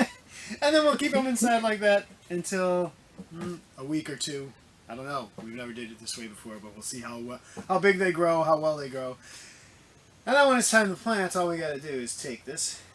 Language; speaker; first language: English; native; English